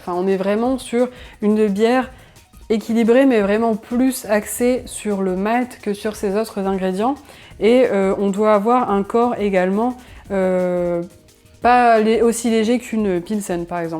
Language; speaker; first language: French; native; French